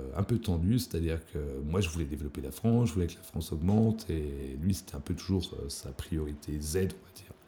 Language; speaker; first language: French; native; French